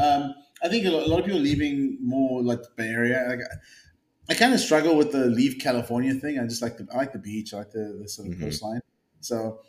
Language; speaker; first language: English; native; English